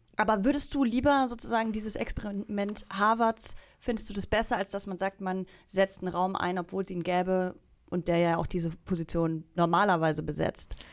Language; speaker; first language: German; native; German